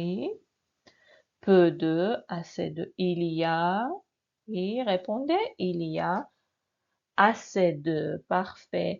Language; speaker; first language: French; non-native, fluent; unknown